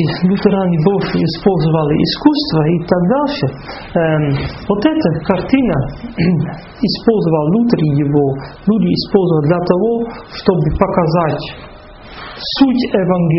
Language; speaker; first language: Russian; non-native, fluent; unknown